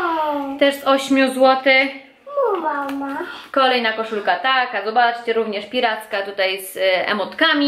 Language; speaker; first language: Polish; native; Polish